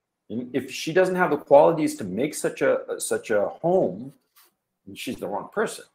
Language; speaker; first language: English; native; English